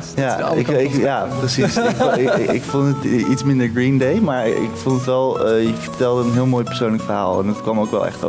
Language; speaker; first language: Dutch; native; Dutch